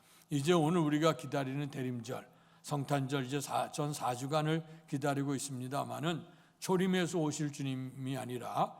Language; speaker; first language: Korean; native; Korean